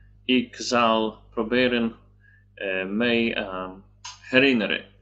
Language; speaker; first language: Dutch; non-native, learner; Polish